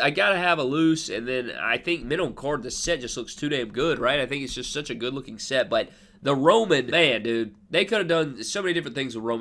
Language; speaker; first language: English; native; English